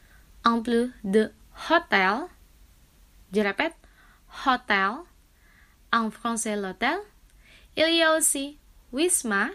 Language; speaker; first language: French; non-native, fluent; Indonesian